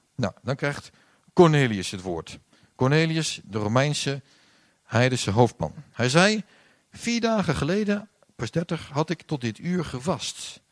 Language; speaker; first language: Dutch; native; Dutch